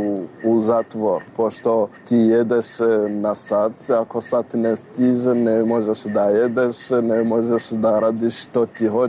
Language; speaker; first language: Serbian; non-native, learner; Rundi